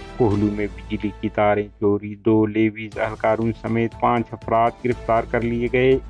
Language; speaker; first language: Urdu; non-native, local second language; Baluchi